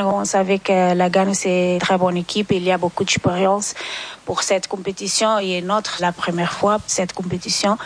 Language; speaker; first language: French; non-native, learner; Portuguese